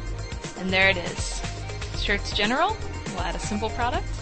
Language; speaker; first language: English; native; English